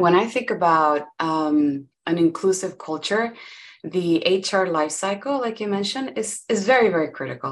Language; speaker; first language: English; non-native, fluent; Spanish